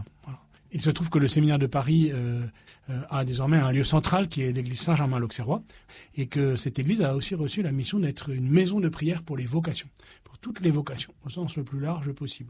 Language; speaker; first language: French; native; French